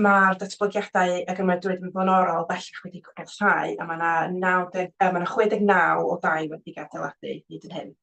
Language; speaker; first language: Welsh; native; Welsh